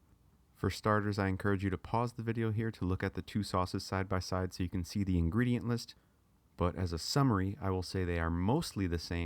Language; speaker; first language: English; native; English